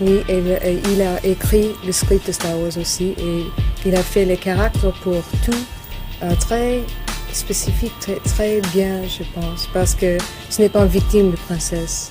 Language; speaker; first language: French; non-native, learner; English